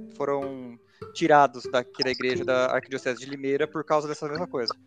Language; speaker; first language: Portuguese; native; Portuguese